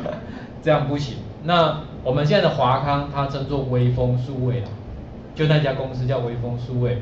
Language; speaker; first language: Chinese; native; Chinese